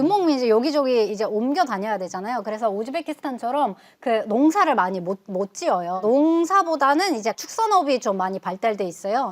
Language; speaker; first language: Korean; non-native, fluent; Kazakh